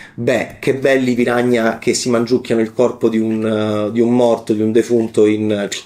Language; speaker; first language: Italian; native; Italian